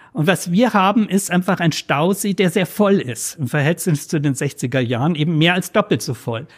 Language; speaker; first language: German; native; German